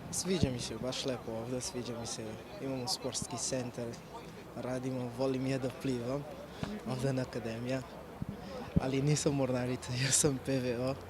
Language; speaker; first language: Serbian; non-native, learner; Portuguese